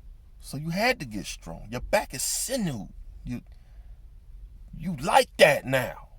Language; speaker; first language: English; native; English